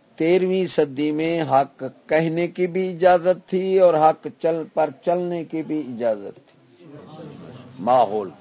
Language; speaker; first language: Urdu; non-native, local second language; Punjabi